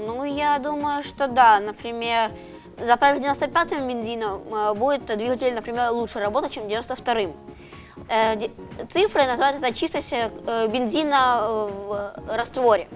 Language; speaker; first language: Russian; native; Russian